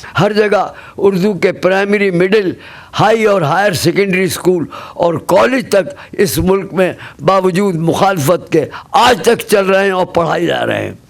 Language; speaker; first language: Urdu; native; Urdu